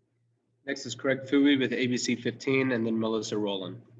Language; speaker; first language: English; native; English